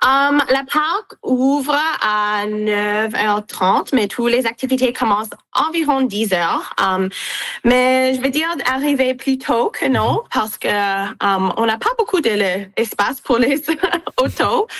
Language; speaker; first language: French; non-native, local second language; English